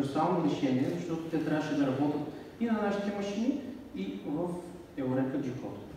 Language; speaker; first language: Bulgarian; native; Bulgarian